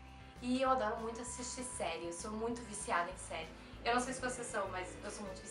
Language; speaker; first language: Portuguese; native; Portuguese